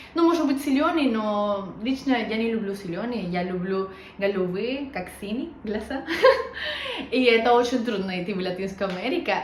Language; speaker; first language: Russian; non-native, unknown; Spanish